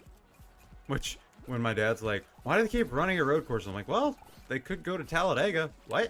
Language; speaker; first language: English; native; English